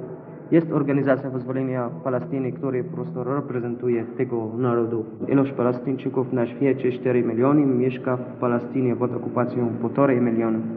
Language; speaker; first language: Polish; non-native, learner; Arabic